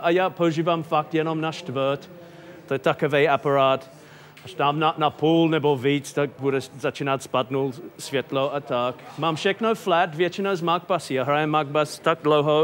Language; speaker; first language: Czech; non-native, fluent; English